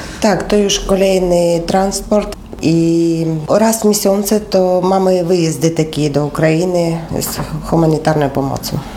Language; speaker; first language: Polish; non-native, learner; Ukrainian